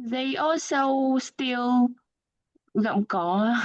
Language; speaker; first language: English; non-native, learner; Vietnamese